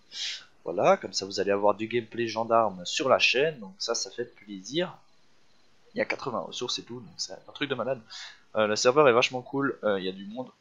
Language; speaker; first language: French; native; French